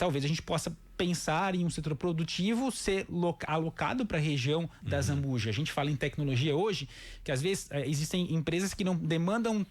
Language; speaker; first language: Portuguese; native; Portuguese